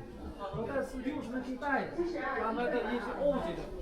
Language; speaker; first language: Russian; non-native, learner; Chinese